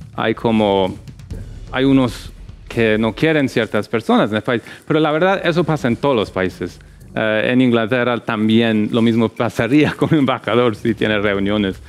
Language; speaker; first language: Spanish; non-native, fluent; English